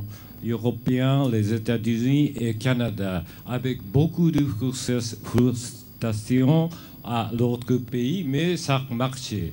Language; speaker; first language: French; non-native, fluent; Japanese